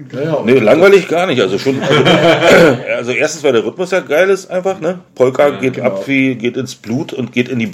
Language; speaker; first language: German; native; German